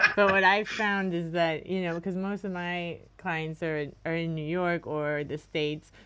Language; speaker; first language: English; native; English